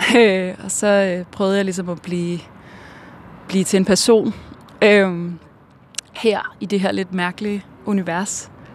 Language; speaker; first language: Danish; native; Danish